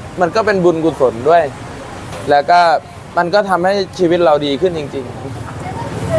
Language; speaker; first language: Thai; native; Thai